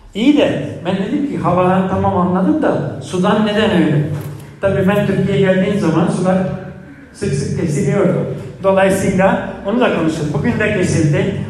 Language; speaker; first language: Turkish; non-native, fluent; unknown